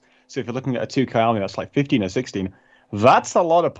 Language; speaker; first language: English; native; English